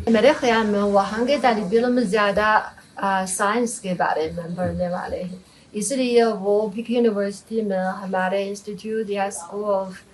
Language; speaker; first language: Hindi; non-native, fluent; Chinese